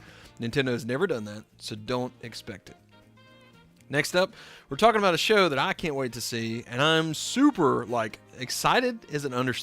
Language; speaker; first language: English; native; English